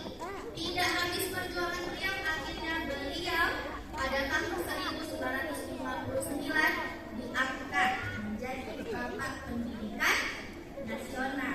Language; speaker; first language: Indonesian; native; Indonesian